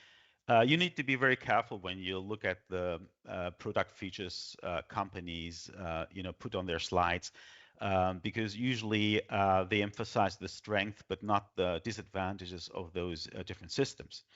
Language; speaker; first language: English; non-native, fluent; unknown